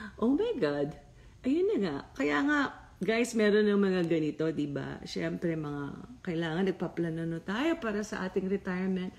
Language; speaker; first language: Filipino; native; Filipino